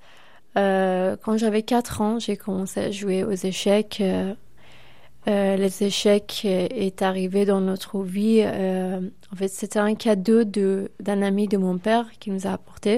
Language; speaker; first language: French; non-native, fluent; Persian